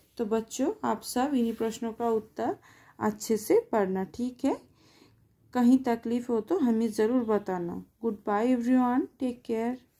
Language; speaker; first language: Hindi; non-native, local second language; Bangla